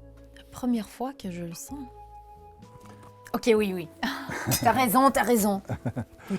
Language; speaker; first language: French; non-native, local second language; Dutch